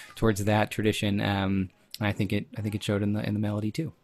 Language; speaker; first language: English; native; English